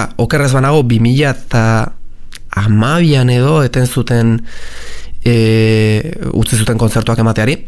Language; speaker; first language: Basque; native; Basque